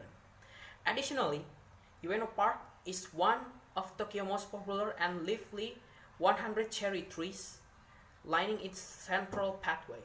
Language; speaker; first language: English; non-native, learner; Indonesian